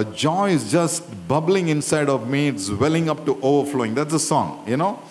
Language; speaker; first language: English; non-native, local second language; Tamil